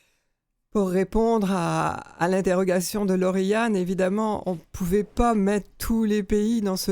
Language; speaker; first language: French; native; French